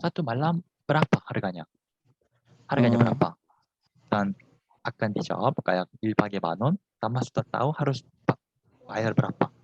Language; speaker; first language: Indonesian; non-native, fluent; Korean